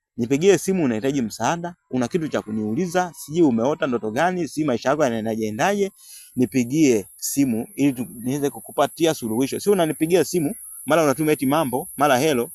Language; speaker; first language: Swahili; native; Swahili